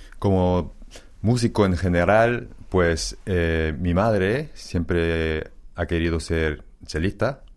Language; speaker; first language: Spanish; early bilingual, other home language; Korean